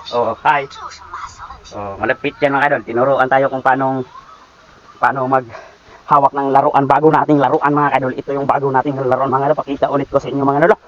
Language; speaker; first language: Filipino; non-native, local second language; Cebuano